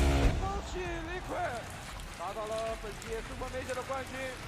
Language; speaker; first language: Chinese; native; Chinese